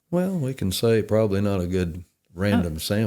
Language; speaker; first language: English; native; English